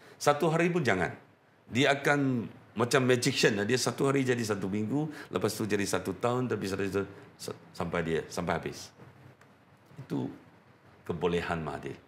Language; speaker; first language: Malay; non-native, local second language; Chinese